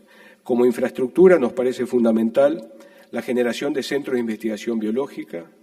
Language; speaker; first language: Spanish; native; Spanish